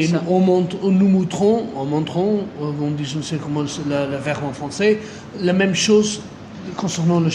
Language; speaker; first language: French; non-native, fluent; Portuguese